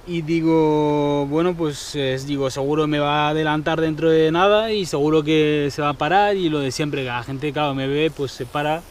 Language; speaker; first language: Spanish; native; Spanish